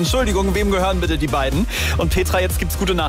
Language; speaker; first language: German; native; German